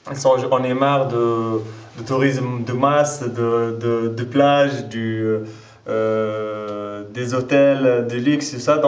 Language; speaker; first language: French; non-native, local second language; Arabic